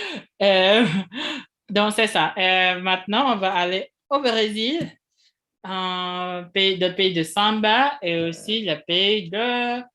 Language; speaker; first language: French; non-native, fluent; Indonesian